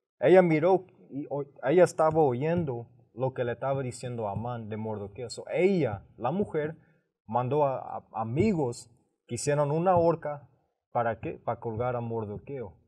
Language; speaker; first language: Spanish; early bilingual, heritage; Spanish